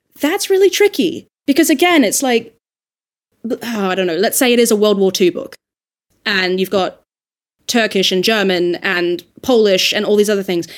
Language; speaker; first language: English; native; English